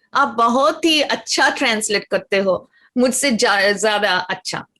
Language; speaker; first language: Hindi; non-native, local second language; Bangla